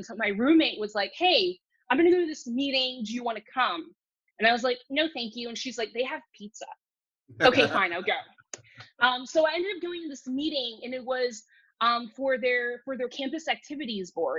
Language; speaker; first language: English; early bilingual, other home language; Cantonese